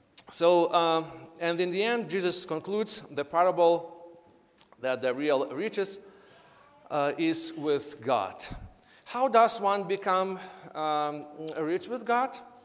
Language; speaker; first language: English; non-native, fluent; Ukrainian